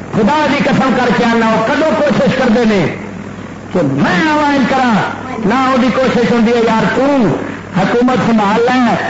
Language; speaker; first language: Urdu; native; Urdu